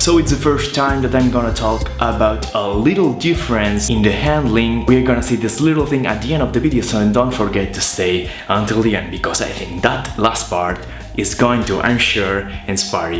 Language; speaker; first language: English; non-native, fluent; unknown